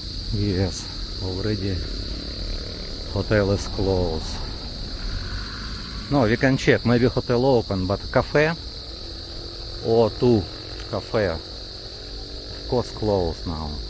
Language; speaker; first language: English; non-native, learner; Russian